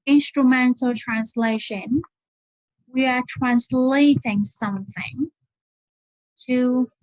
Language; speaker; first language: English; non-native, fluent; Vietnamese